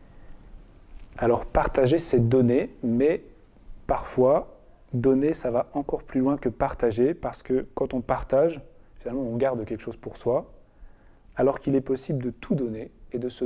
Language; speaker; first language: French; native; French